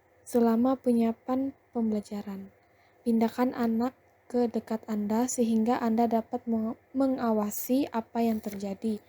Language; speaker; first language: Indonesian; native; Indonesian